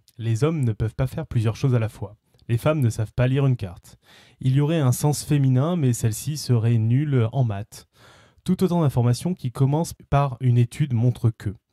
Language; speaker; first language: French; native; French